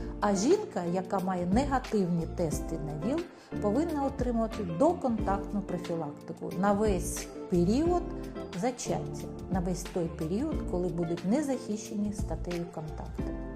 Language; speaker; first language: Ukrainian; native; Ukrainian